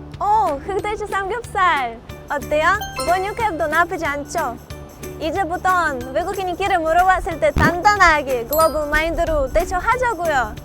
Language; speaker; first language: Korean; non-native, fluent; Russian